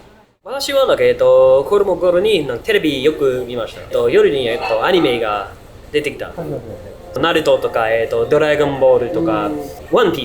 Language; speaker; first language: Japanese; non-native, learner; English